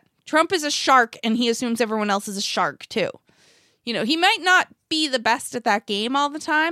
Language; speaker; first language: English; native; English